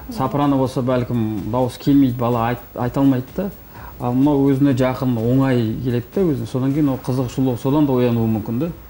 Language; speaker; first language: Kazakh; native; Kazakh